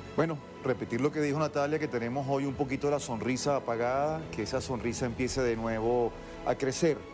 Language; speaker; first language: Spanish; native; Spanish